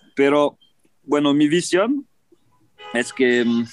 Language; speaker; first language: Spanish; non-native, fluent; French